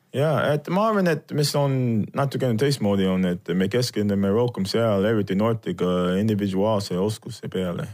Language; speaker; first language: Estonian; non-native, fluent; English